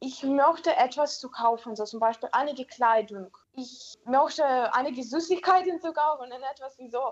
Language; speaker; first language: German; non-native, learner; Ukrainian